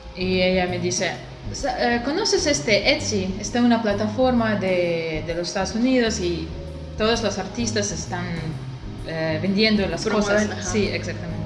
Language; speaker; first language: Spanish; non-native, learner; Russian